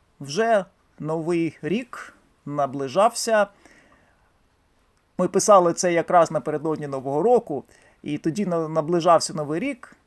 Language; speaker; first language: Ukrainian; native; Ukrainian